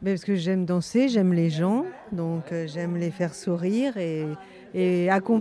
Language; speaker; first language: French; native; French